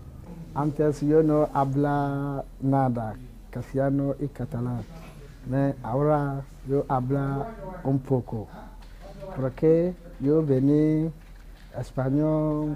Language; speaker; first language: Spanish; non-native, learner; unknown